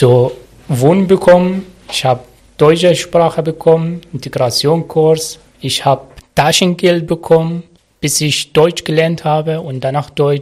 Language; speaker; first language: German; non-native, learner; Arabic